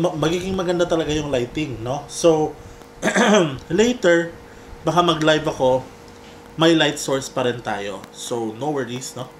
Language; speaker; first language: Filipino; non-native, local second language; Cebuano